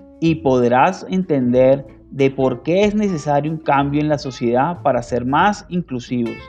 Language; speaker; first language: Spanish; native; Spanish